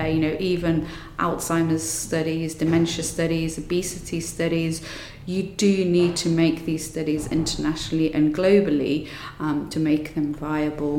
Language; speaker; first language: English; native; English